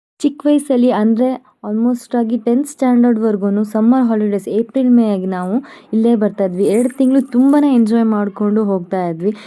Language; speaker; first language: Kannada; non-native, local second language; Konkani